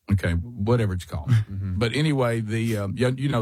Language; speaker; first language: English; native; English